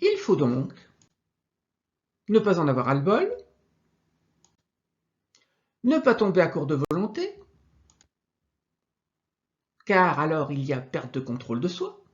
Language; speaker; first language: French; native; French